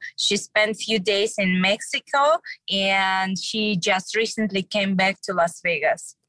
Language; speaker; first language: English; non-native, learner; Russian